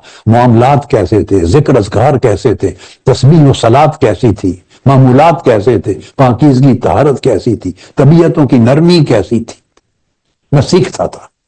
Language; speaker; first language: Urdu; native; Urdu